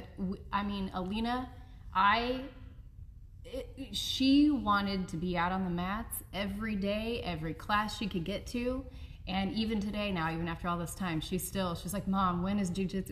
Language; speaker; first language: English; native; English